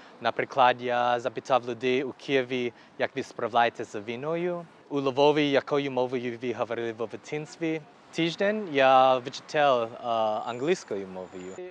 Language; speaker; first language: Ukrainian; non-native, learner; English